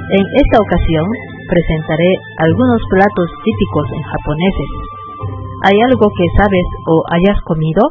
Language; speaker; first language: Spanish; non-native, learner; Japanese